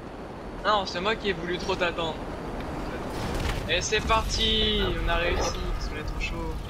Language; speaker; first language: French; native; French